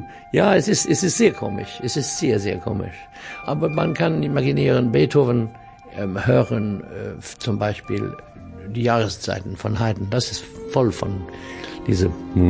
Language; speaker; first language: German; non-native, learner; English